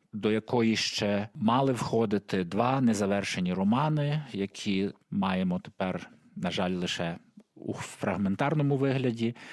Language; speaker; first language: Ukrainian; native; Ukrainian